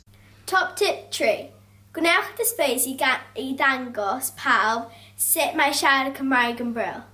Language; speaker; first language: Welsh; non-native, local second language; English